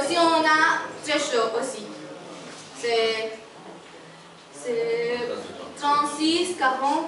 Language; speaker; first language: French; non-native, learner; Spanish